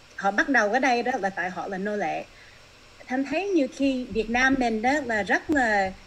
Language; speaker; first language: Vietnamese; early bilingual, heritage; Vietnamese